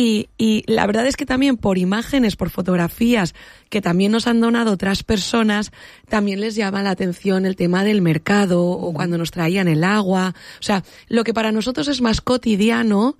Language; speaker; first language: Spanish; native; Spanish